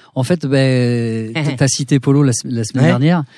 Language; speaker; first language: French; native; French